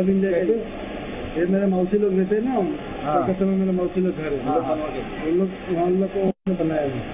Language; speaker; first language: Hindi; non-native, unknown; Bangla